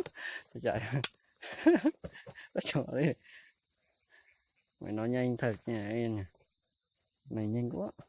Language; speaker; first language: Vietnamese; non-native, local second language; Hmong